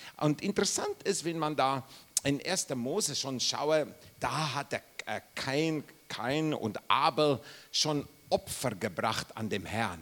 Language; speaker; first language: German; non-native, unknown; English